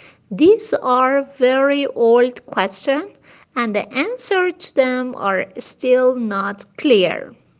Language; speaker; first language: English; non-native, fluent; Persian